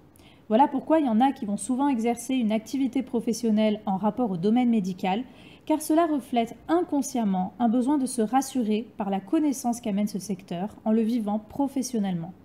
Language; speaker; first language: French; native; French